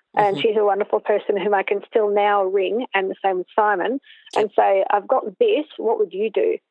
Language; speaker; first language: English; native; English